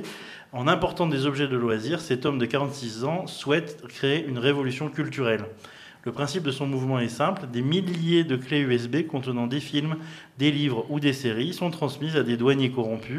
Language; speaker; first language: French; native; French